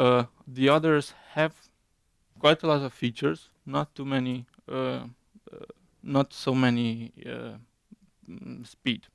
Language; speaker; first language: English; non-native, fluent; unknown